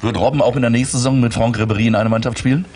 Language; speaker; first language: German; native; German